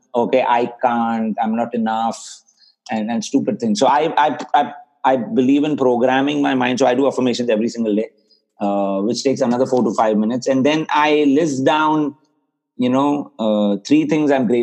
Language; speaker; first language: English; non-native, local second language; Hindi